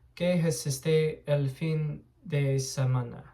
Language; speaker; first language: Spanish; non-native, learner; English